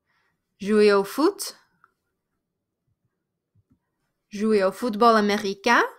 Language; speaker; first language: French; non-native, fluent; English